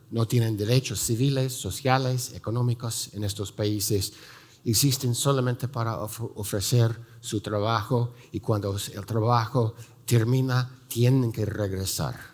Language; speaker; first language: Spanish; non-native, fluent; English